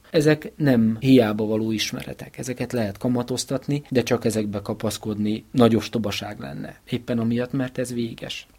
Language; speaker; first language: Hungarian; native; Hungarian